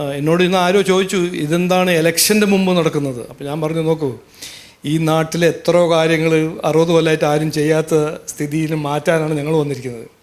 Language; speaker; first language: Malayalam; early bilingual, heritage; Malayalam